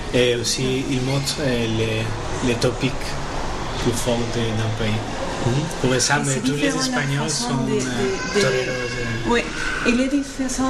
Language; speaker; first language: French; non-native, learner; Spanish